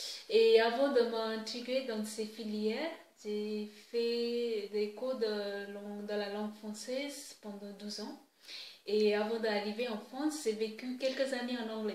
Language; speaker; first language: French; non-native, fluent; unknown